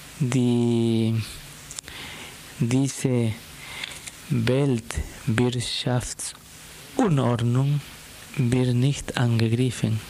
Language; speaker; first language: German; non-native, fluent; Spanish